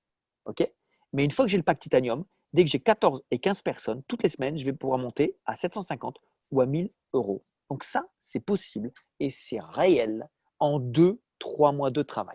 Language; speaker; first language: French; native; French